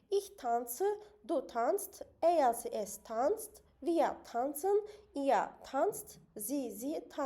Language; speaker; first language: German; non-native, fluent; Azerbaijani